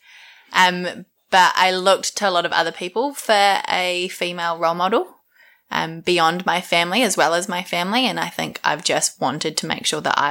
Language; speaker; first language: English; native; English